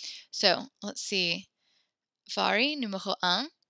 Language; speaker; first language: French; non-native, fluent; English